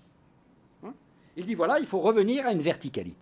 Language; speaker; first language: French; native; French